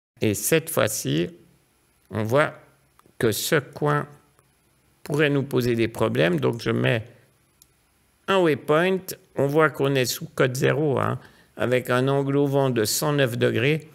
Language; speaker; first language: French; native; French